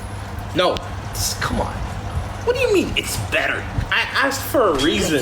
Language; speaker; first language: English; native; English